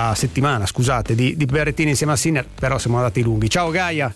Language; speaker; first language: Italian; native; Italian